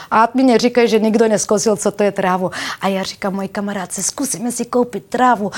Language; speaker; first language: Czech; non-native, fluent; Bulgarian